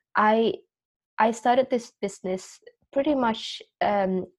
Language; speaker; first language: English; non-native, fluent; Indonesian